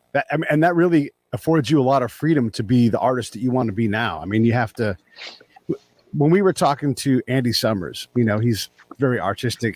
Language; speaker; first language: English; native; English